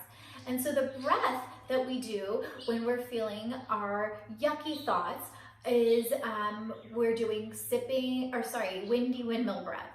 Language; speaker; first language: English; native; English